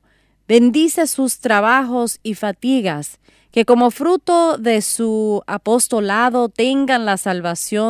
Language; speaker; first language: Spanish; native; Spanish